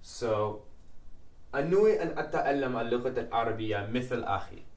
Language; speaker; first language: Arabic; non-native, learner; English